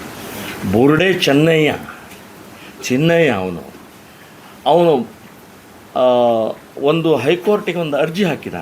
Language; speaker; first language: Kannada; native; Kannada